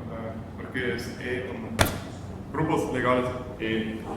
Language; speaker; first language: Spanish; non-native, learner; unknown